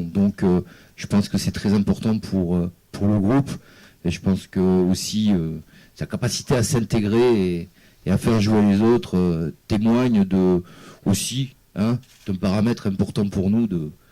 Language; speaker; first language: French; native; French